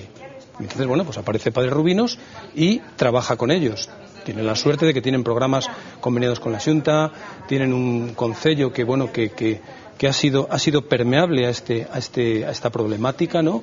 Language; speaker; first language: Spanish; native; Spanish